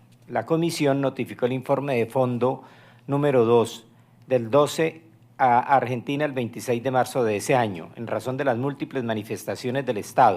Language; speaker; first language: Spanish; native; Spanish